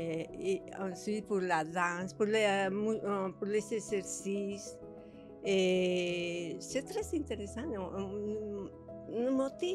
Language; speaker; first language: French; early bilingual, other home language; Spanish